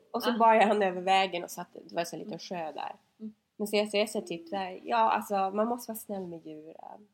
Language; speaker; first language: Swedish; native; Swedish